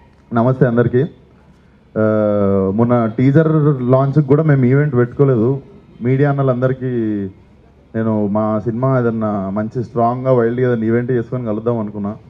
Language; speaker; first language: Telugu; native; Telugu